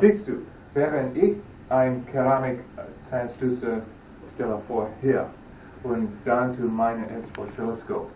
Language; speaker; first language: German; non-native, learner; English